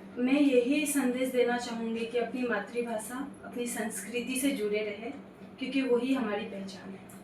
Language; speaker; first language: Hindi; non-native, local second language; Bhojpuri